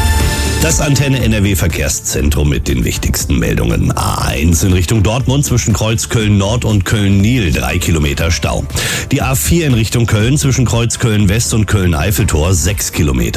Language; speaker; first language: German; native; German